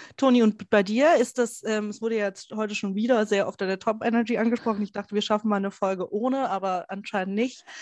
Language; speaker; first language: German; native; German